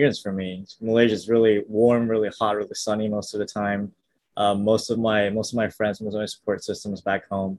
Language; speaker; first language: English; native; English